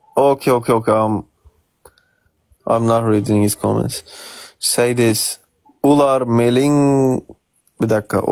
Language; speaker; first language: English; non-native, learner; Turkish